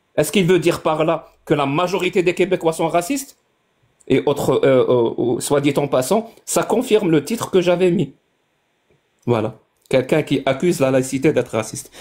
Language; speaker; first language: French; non-native, local second language; Kabyle